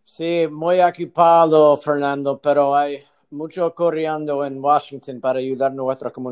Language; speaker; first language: Spanish; non-native, learner; English